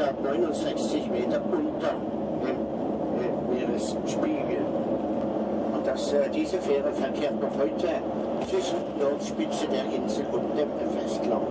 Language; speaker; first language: German; non-native, fluent; Norwegian